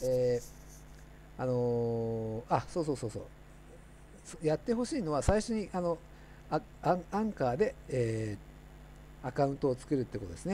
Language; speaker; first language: Japanese; native; Japanese